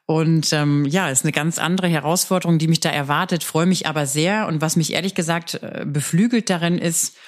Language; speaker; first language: German; native; German